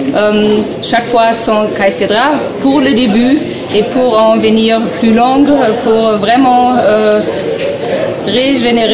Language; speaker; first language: French; non-native, fluent; German